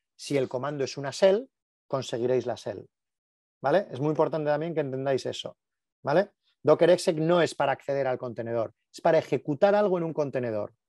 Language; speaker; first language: Spanish; native; Spanish